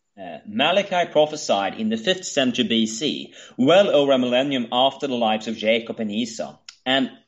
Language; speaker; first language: English; non-native, fluent; Swedish